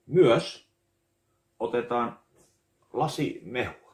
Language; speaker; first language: Finnish; native; Finnish